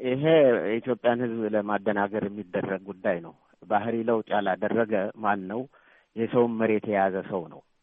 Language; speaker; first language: Amharic; non-native, local second language; Tigrinya